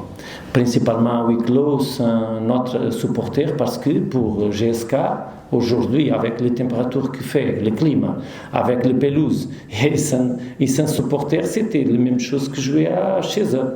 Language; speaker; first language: French; non-native, learner; Portuguese